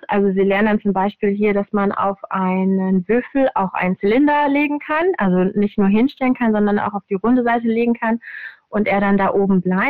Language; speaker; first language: German; native; German